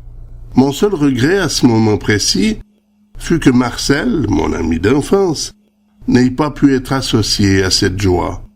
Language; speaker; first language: French; native; French